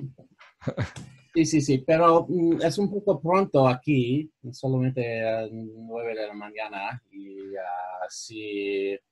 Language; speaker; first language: Spanish; non-native, fluent; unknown